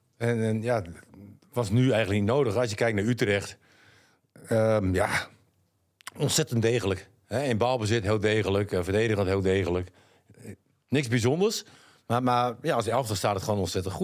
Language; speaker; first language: Dutch; native; Dutch